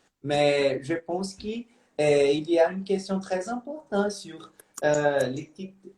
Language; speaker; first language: French; non-native, learner; Portuguese